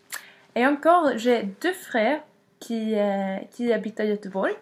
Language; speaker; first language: French; non-native, learner; Swedish